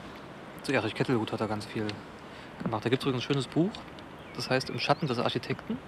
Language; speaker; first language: German; native; German